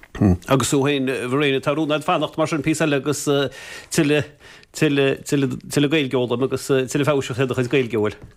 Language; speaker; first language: Irish; native; Irish